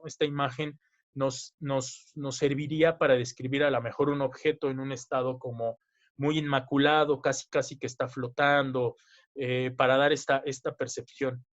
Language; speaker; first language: Spanish; native; Spanish